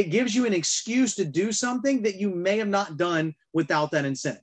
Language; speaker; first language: English; native; English